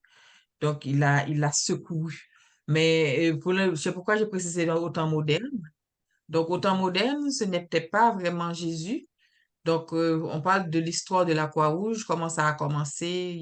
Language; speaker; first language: French; native; French